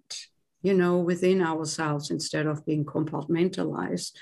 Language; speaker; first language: English; non-native, fluent; German